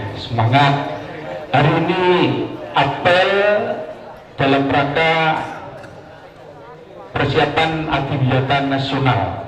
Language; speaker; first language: Indonesian; native; Indonesian